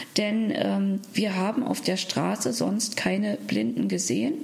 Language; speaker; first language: German; native; German